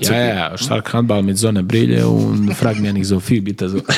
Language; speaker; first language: German; non-native, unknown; Croatian